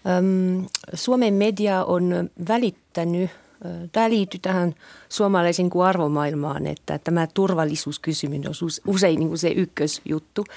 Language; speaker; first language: Finnish; non-native, fluent; French